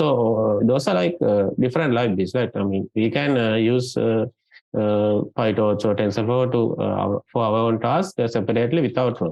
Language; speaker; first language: English; non-native, local second language; Sinhala